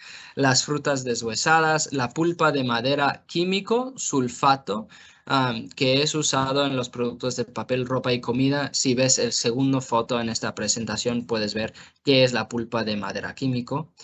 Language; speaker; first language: Spanish; non-native, learner; English